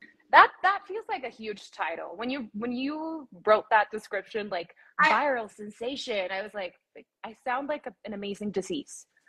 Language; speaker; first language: English; early bilingual, other home language; Spanish